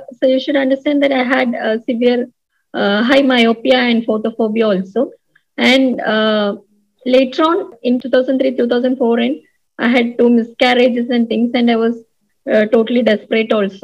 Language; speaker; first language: English; non-native, local second language; Malayalam